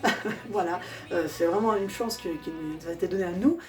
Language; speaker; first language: French; native; French